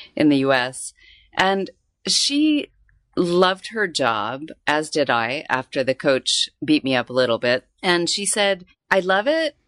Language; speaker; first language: English; native; English